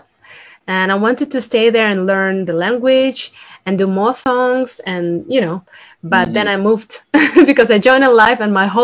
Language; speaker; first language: English; non-native, fluent; Ukrainian